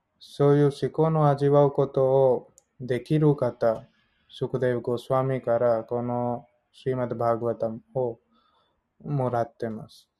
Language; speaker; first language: Japanese; non-native, learner; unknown